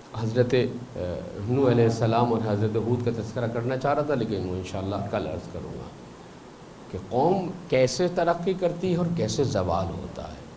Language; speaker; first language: Urdu; native; Urdu